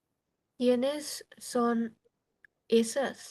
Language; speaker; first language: Spanish; non-native, learner; Bangla